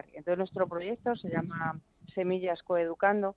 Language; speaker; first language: Spanish; native; Spanish